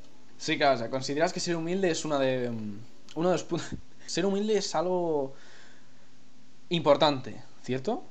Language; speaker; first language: Spanish; native; Spanish